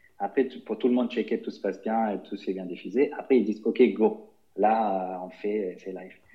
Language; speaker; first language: French; non-native, fluent; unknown